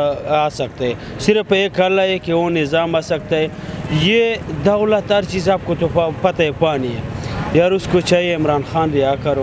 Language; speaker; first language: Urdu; non-native, local second language; Pashto